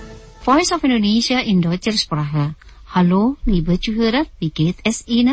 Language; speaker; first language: German; non-native, learner; Indonesian